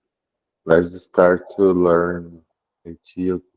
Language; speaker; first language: English; non-native, learner; Portuguese